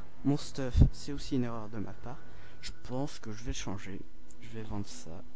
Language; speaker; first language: French; native; French